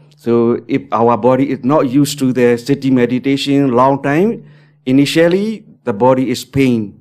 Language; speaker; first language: English; non-native, learner; Burmese